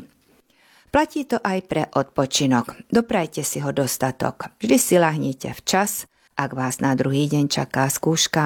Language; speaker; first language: Slovak; early bilingual, heritage; Slovak